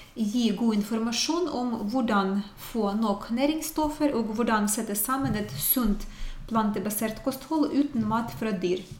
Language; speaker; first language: Norwegian; non-native, fluent; Ukrainian